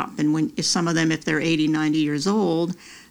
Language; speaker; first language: English; native; English